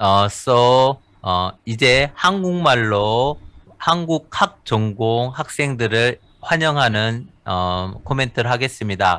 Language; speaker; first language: Korean; native; Korean